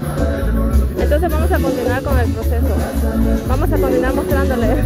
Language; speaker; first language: Spanish; native; Spanish